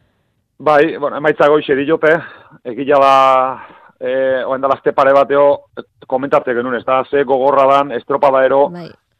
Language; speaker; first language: Basque; native; Basque